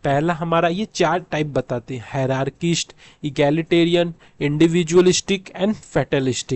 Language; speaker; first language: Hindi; native; Hindi